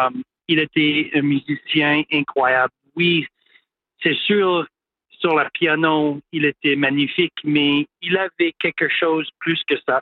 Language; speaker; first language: French; non-native, local second language; English